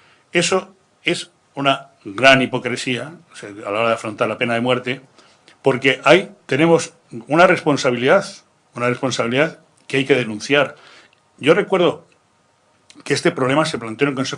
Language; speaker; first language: Spanish; native; Spanish